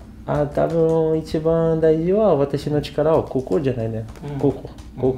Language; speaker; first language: Japanese; non-native, learner; Portuguese